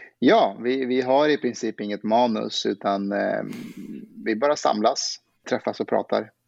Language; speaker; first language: Swedish; early bilingual, other home language; Persian